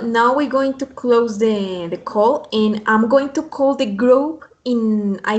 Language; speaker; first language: English; non-native, fluent; Spanish